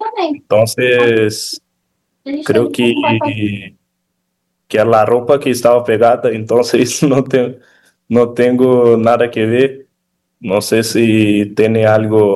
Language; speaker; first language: Spanish; non-native, fluent; Portuguese